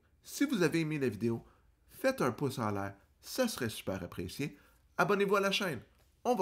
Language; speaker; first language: French; native; French